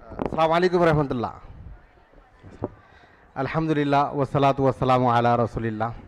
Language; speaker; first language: Urdu; native; Urdu